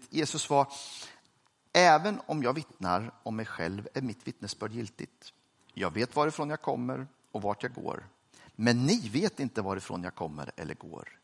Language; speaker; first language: Swedish; native; Swedish